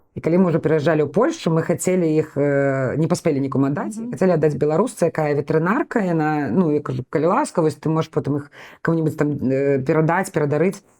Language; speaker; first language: Belarusian; non-native, local second language; Russian